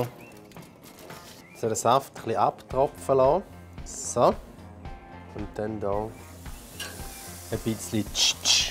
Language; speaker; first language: German; native; German